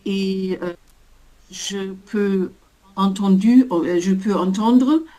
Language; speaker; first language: French; non-native, learner; German